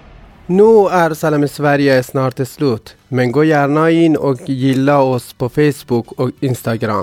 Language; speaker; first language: Swedish; non-native, fluent; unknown